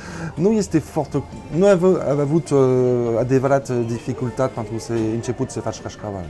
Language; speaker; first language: Romanian; non-native, learner; French